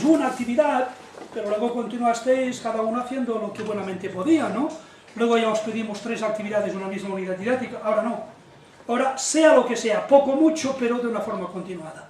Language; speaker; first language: Spanish; native; Spanish